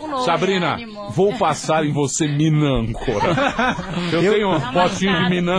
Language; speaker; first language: Portuguese; native; Portuguese